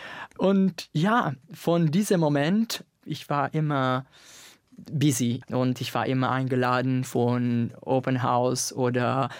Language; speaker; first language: German; non-native, learner; Italian